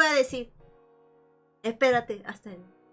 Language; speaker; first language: Spanish; native; Spanish